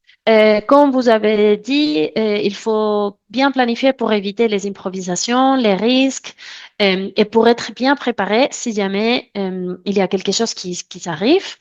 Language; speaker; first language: French; non-native, fluent; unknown